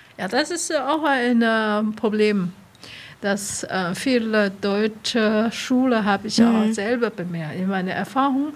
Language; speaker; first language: German; non-native, learner; Chinese